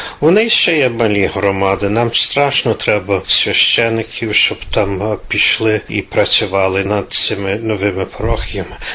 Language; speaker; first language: Ukrainian; early bilingual, heritage; Ukrainian